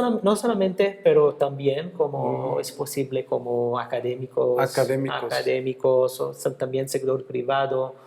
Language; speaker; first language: Spanish; non-native, fluent; Hebrew